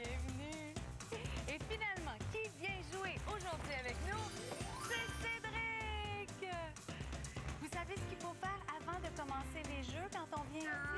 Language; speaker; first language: French; native; French